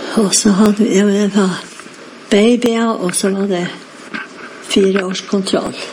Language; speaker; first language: Norwegian; native; Norwegian